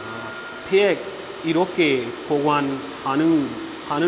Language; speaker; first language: Korean; non-native, learner; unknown